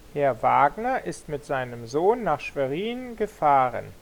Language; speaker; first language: German; non-native, learner; Spanish